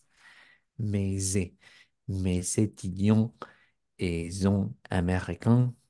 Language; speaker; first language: French; non-native, learner; Spanish